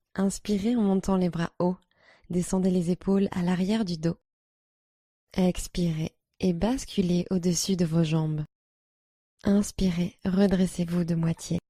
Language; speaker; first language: French; native; French